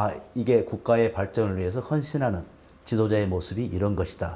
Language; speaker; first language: Korean; native; Korean